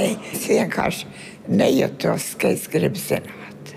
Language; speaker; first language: Latvian; early bilingual, heritage; Latvian